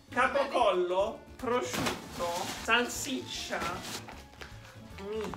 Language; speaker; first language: English; non-native, fluent; Italian